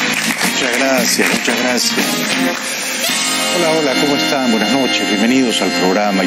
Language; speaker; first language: Spanish; native; Spanish